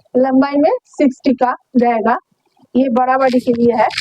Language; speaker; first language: Hindi; non-native, local second language; Bangla